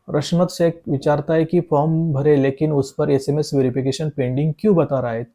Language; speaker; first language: Hindi; non-native, local second language; Marathi